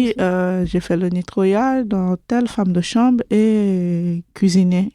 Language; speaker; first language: French; non-native, learner; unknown